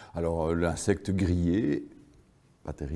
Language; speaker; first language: French; native; French